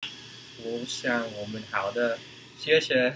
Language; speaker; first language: Chinese; non-native, learner; English